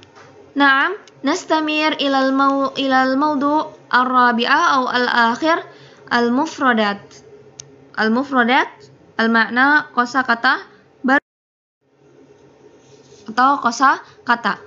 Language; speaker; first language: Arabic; non-native, fluent; Indonesian